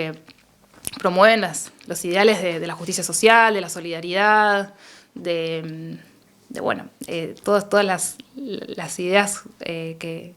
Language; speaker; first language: Spanish; native; Spanish